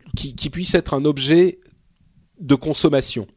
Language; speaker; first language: French; native; French